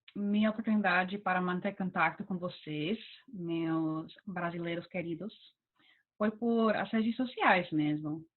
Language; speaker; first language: Portuguese; non-native, fluent; English